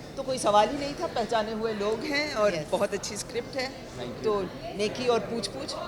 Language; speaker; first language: Hindi; non-native, local second language; Gujarati